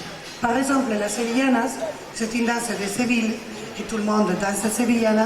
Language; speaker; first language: French; non-native, learner; Spanish